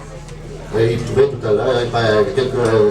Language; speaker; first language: French; non-native, fluent; Chinese